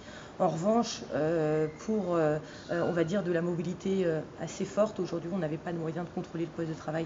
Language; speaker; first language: French; native; French